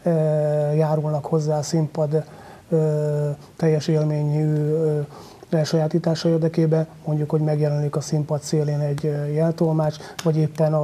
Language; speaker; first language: Hungarian; native; Hungarian